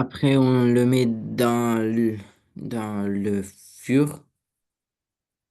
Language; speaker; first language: French; non-native, learner; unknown